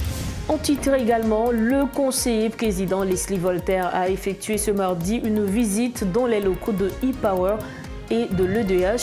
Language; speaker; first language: French; non-native, local second language; Haitian Creole